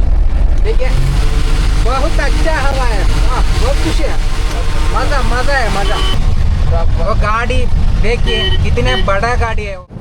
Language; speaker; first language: Hindi; non-native, local second language; Malayalam